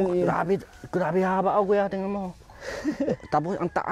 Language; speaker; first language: Filipino; non-native, learner; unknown